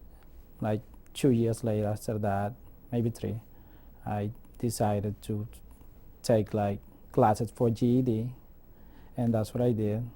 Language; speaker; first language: English; non-native, fluent; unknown